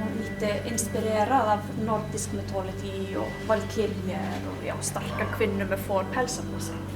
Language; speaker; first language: Swedish; non-native, fluent; Icelandic